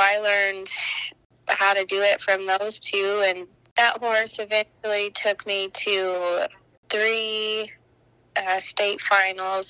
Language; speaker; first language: English; native; English